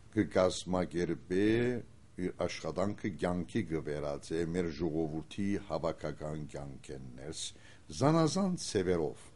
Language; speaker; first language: Armenian; native; Armenian